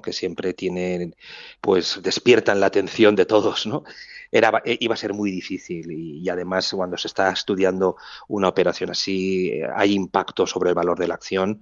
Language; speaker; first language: Spanish; native; Spanish